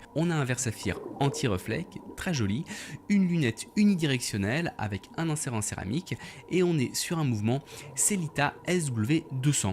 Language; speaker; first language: French; native; French